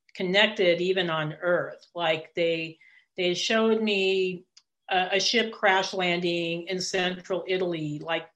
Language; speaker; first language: English; early bilingual, other home language; Italian